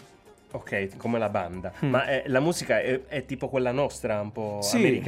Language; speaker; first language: Italian; native; Italian